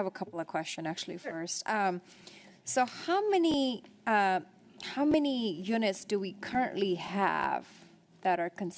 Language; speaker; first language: English; native; English